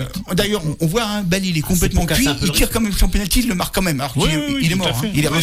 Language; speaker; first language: French; native; French